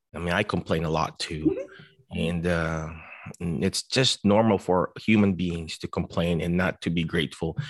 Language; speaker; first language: English; non-native, local second language; Filipino